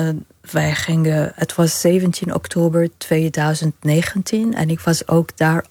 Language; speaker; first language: Dutch; non-native, fluent; Arabic